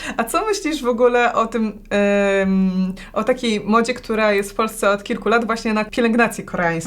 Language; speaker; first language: Polish; native; Polish